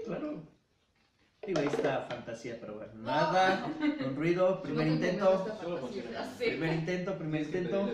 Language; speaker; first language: Spanish; native; Spanish